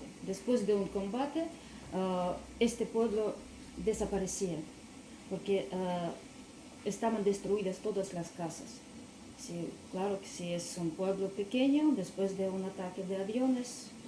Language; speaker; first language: Spanish; non-native, learner; Russian